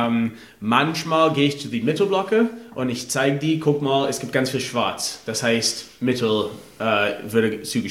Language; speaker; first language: German; non-native, fluent; English